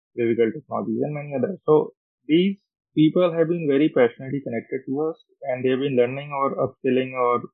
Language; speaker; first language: English; non-native, local second language; Hindi